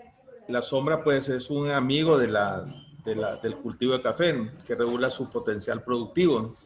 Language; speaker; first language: Spanish; native; Spanish